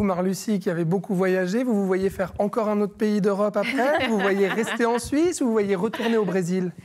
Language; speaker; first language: French; native; French